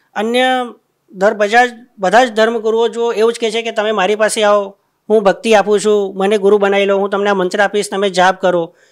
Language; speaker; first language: Hindi; non-native, local second language; Gujarati